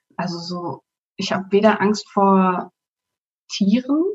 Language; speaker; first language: German; native; German